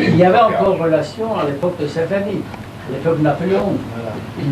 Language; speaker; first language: French; non-native, fluent; Persian